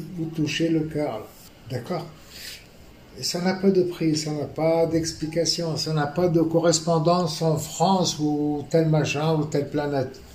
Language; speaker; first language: French; non-native, local second language; Arabic